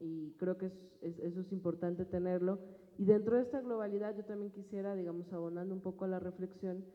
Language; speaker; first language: Spanish; native; Spanish